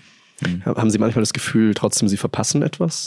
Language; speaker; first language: German; native; German